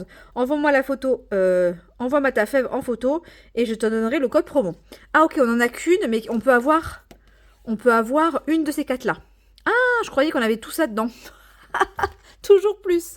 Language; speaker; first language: French; native; French